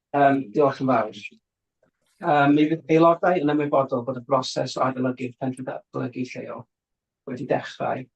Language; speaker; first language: Welsh; native; Welsh